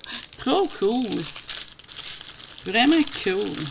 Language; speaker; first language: French; native; French